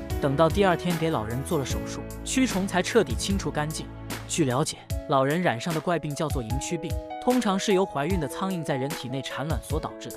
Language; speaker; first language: Chinese; native; Chinese